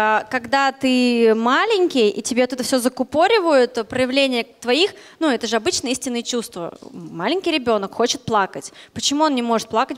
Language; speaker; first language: Russian; native; Russian